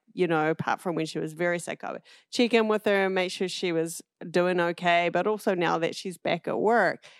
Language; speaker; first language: English; native; English